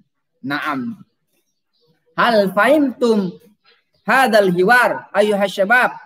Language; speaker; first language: Arabic; non-native, fluent; Indonesian